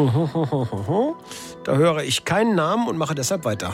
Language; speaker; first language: German; native; German